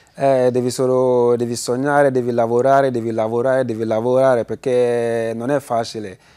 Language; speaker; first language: Italian; non-native, learner; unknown